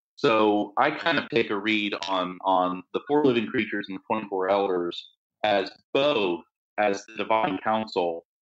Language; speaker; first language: English; native; English